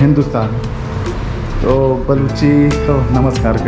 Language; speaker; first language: Hindi; native; Hindi